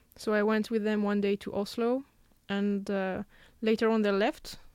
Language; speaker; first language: English; non-native, fluent; French